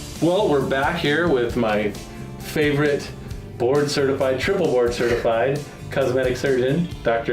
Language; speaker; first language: English; native; English